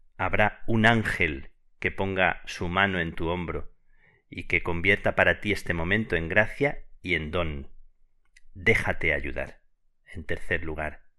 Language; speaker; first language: Spanish; native; Spanish